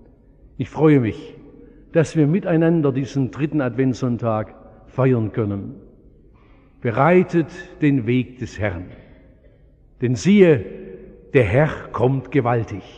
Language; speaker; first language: German; native; German